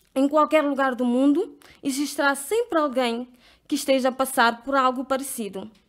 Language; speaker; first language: Portuguese; non-native, local second language; Kabuverdianu